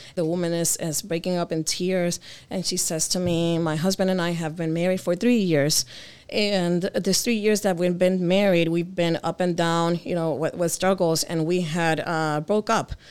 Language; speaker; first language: English; native; English